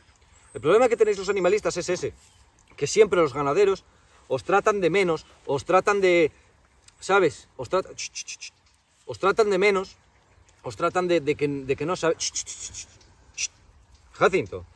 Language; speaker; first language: Spanish; native; Spanish